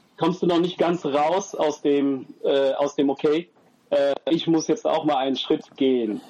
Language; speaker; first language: German; early bilingual, other home language; French